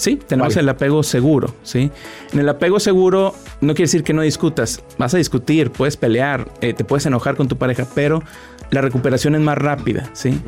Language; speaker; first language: Spanish; native; Spanish